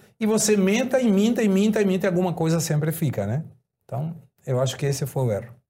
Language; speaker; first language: Portuguese; non-native, fluent; Spanish